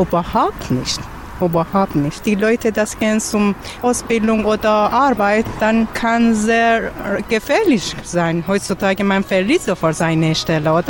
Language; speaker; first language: German; non-native, learner; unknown